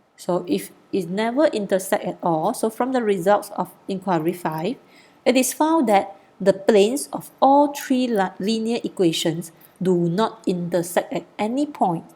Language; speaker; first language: English; non-native, local second language; Malay